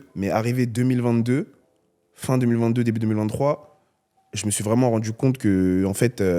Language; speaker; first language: French; native; French